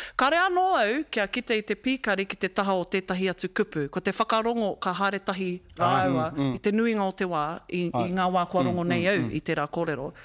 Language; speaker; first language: Māori; non-native, local second language; English